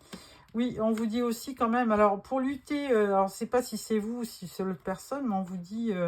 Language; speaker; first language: French; native; French